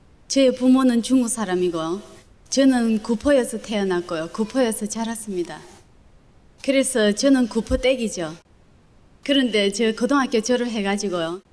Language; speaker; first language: Korean; early bilingual, other home language; Chinese